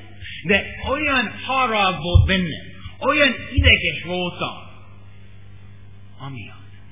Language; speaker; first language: Hungarian; non-native, learner; English